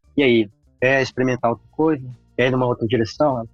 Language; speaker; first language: Portuguese; native; Portuguese